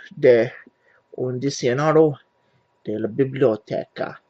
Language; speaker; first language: Spanish; non-native, learner; English